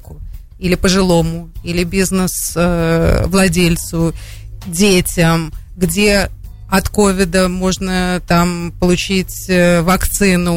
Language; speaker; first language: Russian; native; Russian